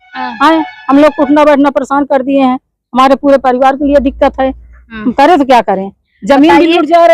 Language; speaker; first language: Hindi; native; Hindi